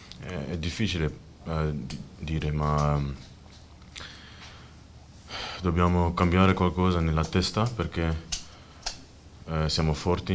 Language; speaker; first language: Italian; non-native, learner; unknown